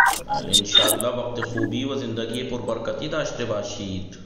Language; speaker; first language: Persian; non-native, fluent; Urdu